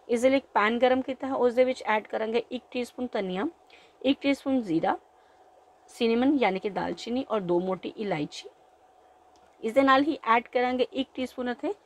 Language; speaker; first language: Hindi; non-native, local second language; Punjabi